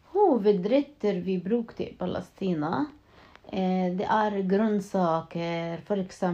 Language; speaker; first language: Norwegian; non-native, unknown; Arabic